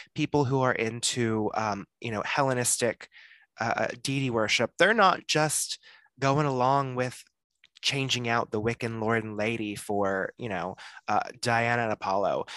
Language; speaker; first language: English; native; English